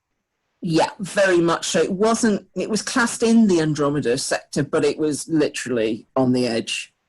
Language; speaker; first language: English; native; English